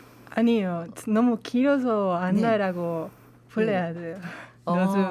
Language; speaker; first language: Korean; non-native, learner; Spanish